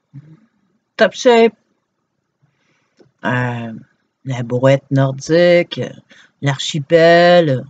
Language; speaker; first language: French; native; French